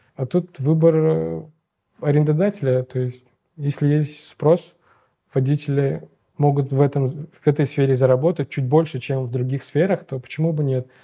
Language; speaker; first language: Russian; non-native, local second language; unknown